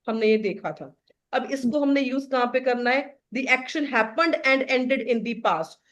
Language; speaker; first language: Hindi; non-native, local second language; Punjabi